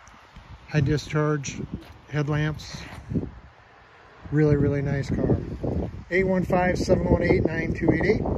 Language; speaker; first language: English; native; English